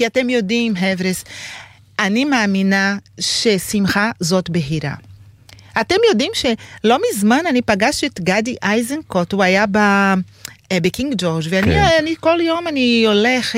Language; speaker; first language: Hebrew; non-native, fluent; Portuguese